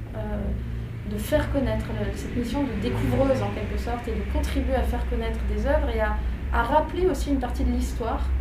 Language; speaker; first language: French; native; French